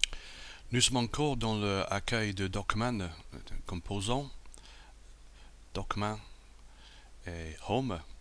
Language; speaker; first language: French; non-native, fluent; English